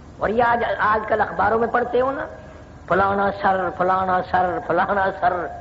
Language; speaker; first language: Urdu; non-native, local second language; Saraiki